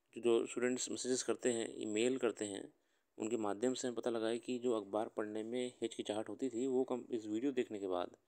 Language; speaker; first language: Hindi; native; Hindi